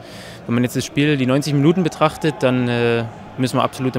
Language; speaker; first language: German; native; German